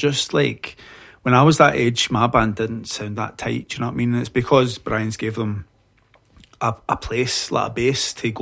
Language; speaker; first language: English; native; English